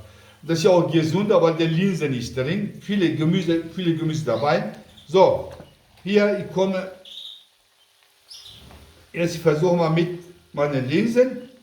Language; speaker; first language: German; non-native, local second language; Kurdish